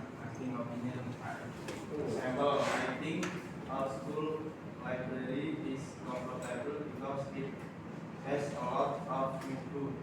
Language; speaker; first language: English; non-native, learner; Indonesian